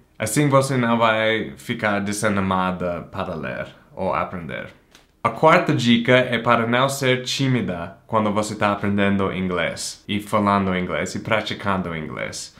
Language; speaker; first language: Portuguese; non-native, fluent; English